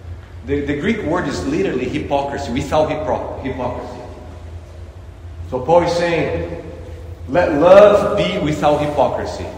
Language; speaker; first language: English; non-native, fluent; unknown